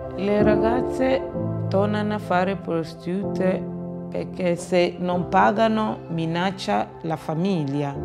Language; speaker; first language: Italian; non-native, learner; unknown